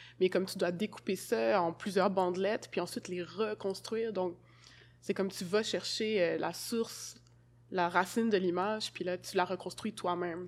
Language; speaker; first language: French; native; French